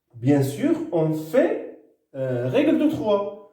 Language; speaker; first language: French; non-native, local second language; Arabic